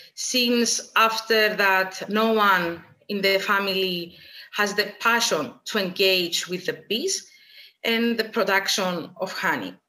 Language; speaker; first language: English; non-native, fluent; Greek